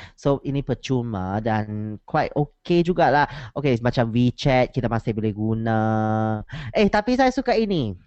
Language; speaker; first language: Malay; non-native, learner; Chinese